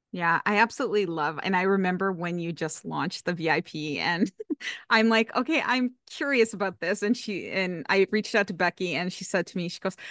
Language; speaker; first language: English; native; English